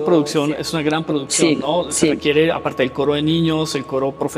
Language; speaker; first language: Spanish; native; Spanish